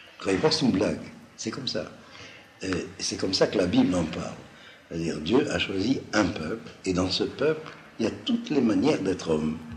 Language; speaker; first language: French; non-native, local second language; Arabic